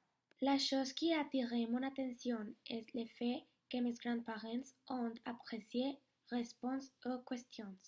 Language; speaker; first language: French; non-native, learner; Spanish